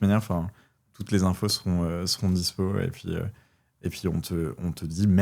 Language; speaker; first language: French; native; French